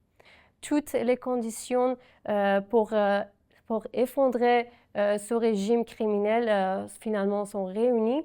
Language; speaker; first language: French; non-native, fluent; Persian